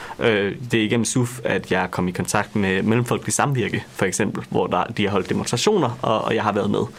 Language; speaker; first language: Danish; native; Danish